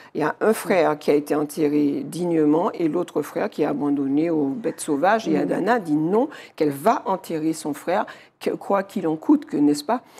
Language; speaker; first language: French; native; French